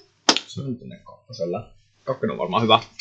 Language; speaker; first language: Finnish; native; Finnish